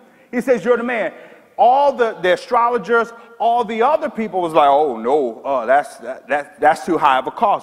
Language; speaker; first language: English; native; English